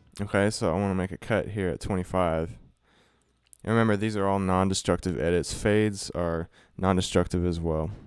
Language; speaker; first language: English; native; English